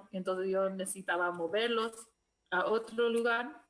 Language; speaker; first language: Spanish; non-native, fluent; English